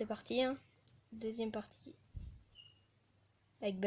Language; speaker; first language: French; native; French